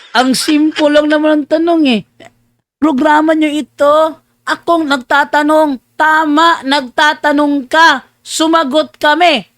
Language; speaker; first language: Filipino; native; Filipino